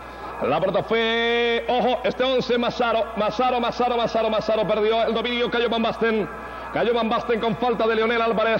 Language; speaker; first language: Spanish; native; Spanish